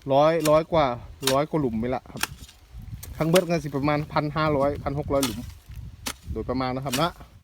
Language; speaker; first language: Thai; native; Thai